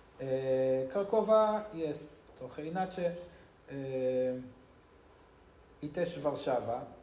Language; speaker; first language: Polish; non-native, learner; Hebrew